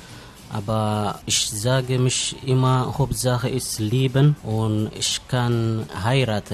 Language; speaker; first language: German; non-native, learner; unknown